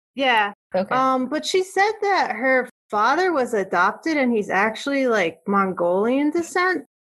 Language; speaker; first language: English; native; English